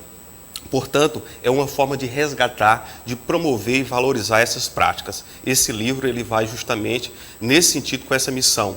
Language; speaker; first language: Portuguese; native; Portuguese